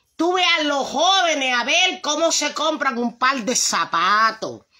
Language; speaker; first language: Spanish; native; Spanish